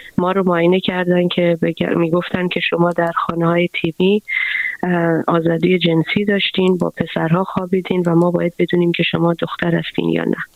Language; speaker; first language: Persian; non-native, local second language; Central Kurdish